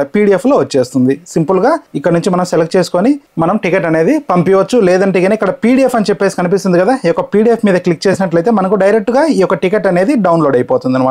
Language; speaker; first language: Telugu; native; Telugu